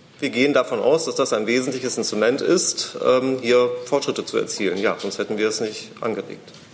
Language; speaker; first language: German; native; German